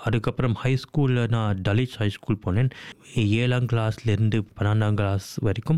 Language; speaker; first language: Tamil; early bilingual, heritage; Tamil